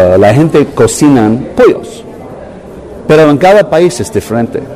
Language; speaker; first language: Spanish; non-native, learner; English